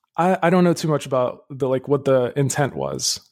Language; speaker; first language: English; early bilingual, other home language; Arabic